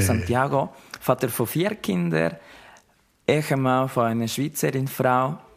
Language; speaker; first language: German; non-native, learner; Spanish